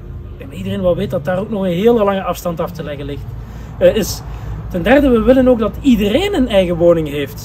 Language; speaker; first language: Dutch; native; Dutch